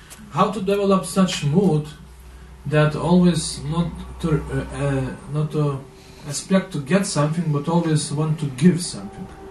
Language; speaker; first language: English; non-native, fluent; Lithuanian